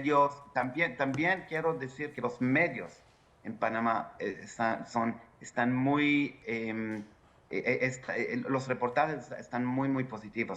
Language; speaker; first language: Spanish; non-native, fluent; Hebrew